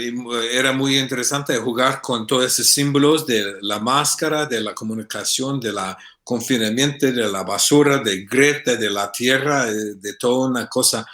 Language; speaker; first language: Spanish; non-native, fluent; English